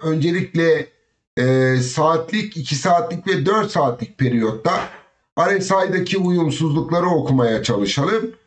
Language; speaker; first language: Turkish; native; Turkish